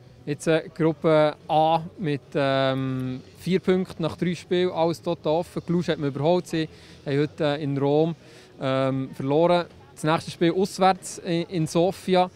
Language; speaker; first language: German; native; German